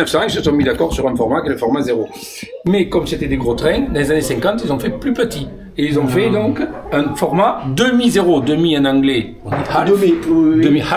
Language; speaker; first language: French; native; French